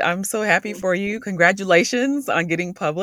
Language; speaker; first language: English; native; English